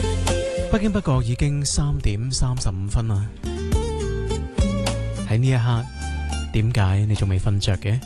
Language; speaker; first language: Chinese; non-native, local second language; Cantonese